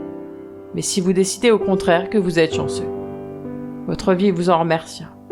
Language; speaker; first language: French; native; French